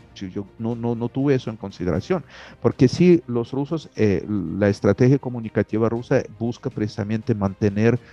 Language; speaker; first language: Spanish; non-native, fluent; Russian